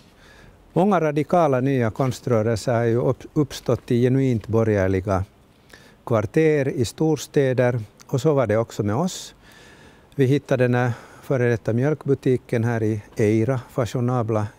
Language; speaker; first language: Swedish; native; Swedish